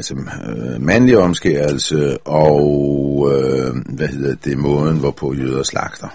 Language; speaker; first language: Danish; non-native, fluent; Hebrew